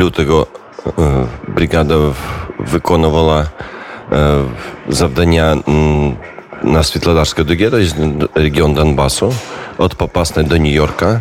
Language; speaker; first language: Polish; non-native, learner; Ukrainian